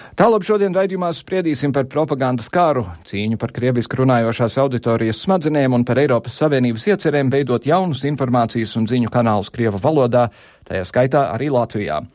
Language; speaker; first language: Latvian; early bilingual, heritage; Latvian